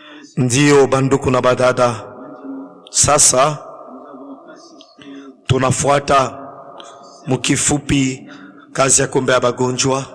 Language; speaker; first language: Swahili; native; Swahili